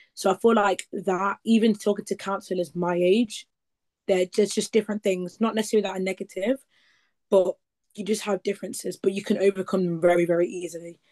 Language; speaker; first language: English; native; English